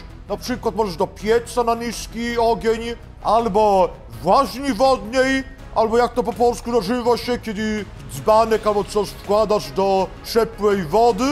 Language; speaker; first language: Polish; early bilingual, heritage; Polish